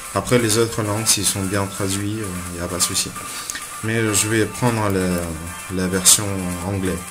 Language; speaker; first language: French; non-native, fluent; Russian